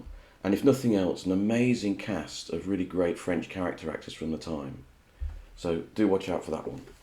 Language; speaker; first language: English; native; English